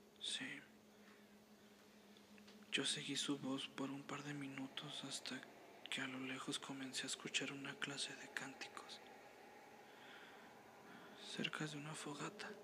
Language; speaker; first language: Spanish; native; Spanish